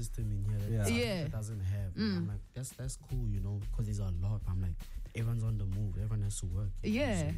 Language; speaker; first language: English; non-native, local second language; Swati